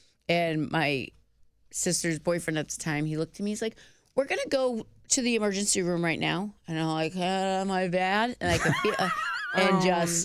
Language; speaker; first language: English; native; English